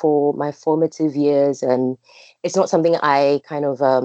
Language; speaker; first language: English; non-native, local second language; Akan